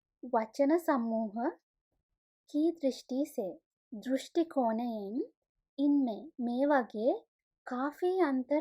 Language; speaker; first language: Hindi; non-native, fluent; Sinhala